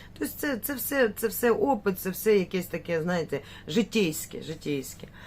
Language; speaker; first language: Ukrainian; native; Ukrainian